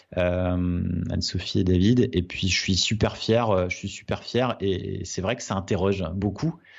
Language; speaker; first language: French; native; French